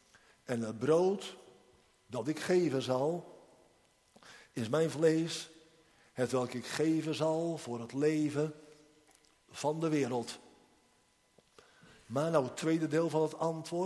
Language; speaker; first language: Dutch; native; Dutch